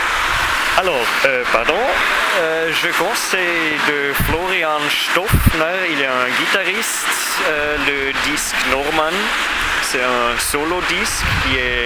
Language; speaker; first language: French; non-native, learner; German